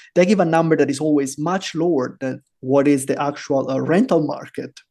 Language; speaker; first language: English; non-native, fluent; Italian